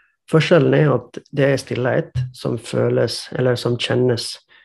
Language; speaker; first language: Norwegian; non-native, fluent; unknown